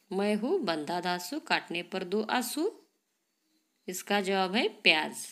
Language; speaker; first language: Hindi; non-native, local second language; Marathi